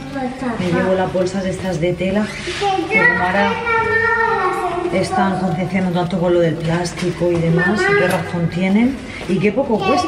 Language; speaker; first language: Spanish; native; Spanish